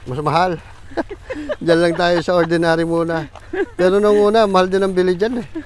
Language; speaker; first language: Filipino; native; Filipino